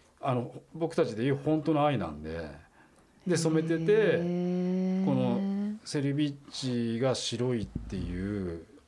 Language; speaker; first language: Japanese; native; Japanese